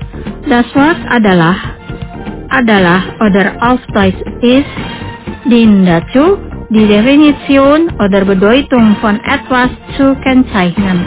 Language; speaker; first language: German; non-native, fluent; Indonesian